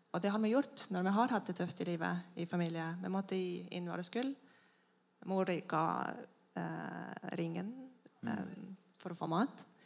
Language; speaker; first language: Norwegian; non-native, fluent; Estonian